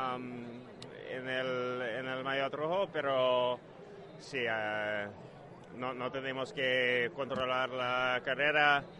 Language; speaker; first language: Spanish; non-native, learner; English